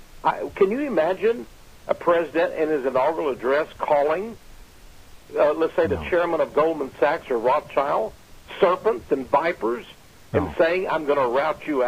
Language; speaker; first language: English; native; English